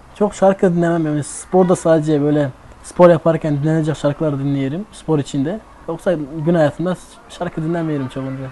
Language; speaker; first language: Turkish; early bilingual, heritage; Turkish